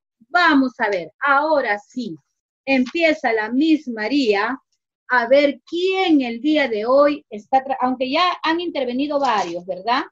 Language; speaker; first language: Spanish; native; Spanish